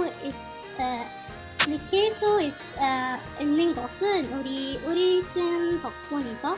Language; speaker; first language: Korean; non-native, fluent; Arabic